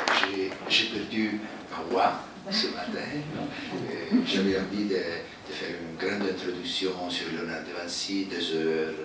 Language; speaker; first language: French; non-native, fluent; Italian